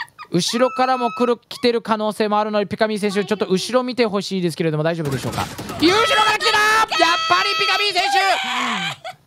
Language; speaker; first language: Japanese; early bilingual, heritage; Japanese